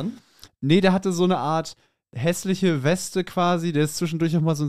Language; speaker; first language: German; native; German